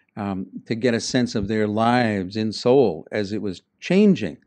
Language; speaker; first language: English; native; English